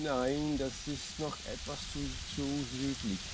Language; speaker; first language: German; non-native, fluent; Latvian